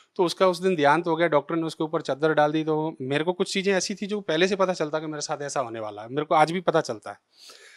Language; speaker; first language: Hindi; native; Hindi